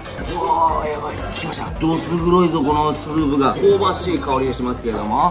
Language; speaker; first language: Japanese; native; Japanese